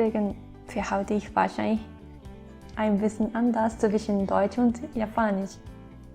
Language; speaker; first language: German; non-native, fluent; Japanese